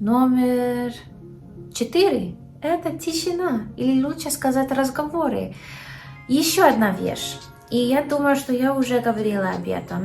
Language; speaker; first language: Russian; non-native, learner; English